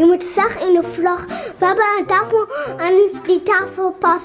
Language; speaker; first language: Dutch; early bilingual, other home language; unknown